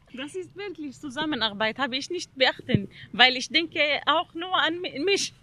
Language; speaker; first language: German; non-native, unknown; Arabic